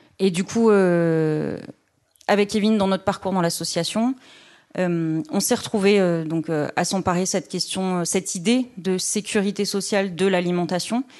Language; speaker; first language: French; native; French